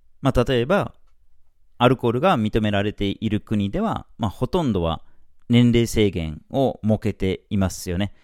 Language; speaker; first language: Japanese; non-native, fluent; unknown